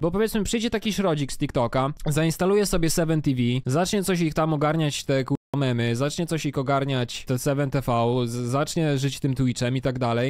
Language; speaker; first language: Polish; native; Polish